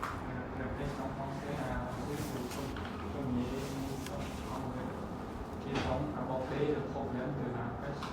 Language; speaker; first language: French; non-native, learner; Khmer